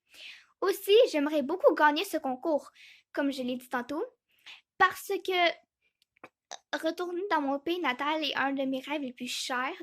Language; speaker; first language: French; early bilingual, other home language; Chinese